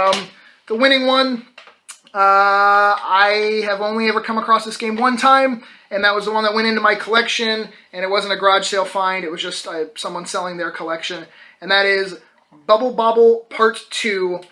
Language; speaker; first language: English; native; English